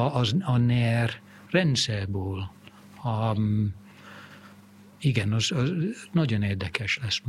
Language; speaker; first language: Hungarian; non-native, fluent; English